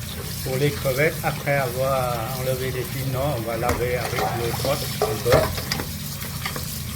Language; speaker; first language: French; non-native, learner; Vietnamese